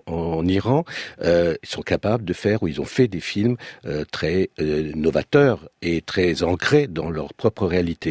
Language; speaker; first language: French; early bilingual, other home language; Romanian